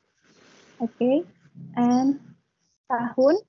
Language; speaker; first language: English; non-native, learner; Indonesian